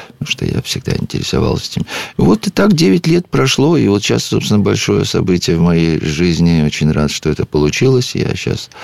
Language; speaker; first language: Russian; native; Russian